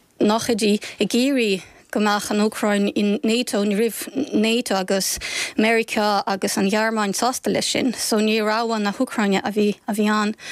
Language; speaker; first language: Irish; non-native, fluent; Ukrainian